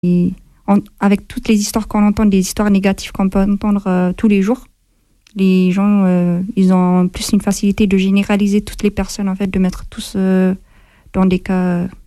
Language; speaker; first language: French; non-native, fluent; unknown